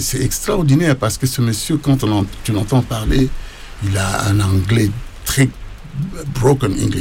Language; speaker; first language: French; non-native, local second language; Lingala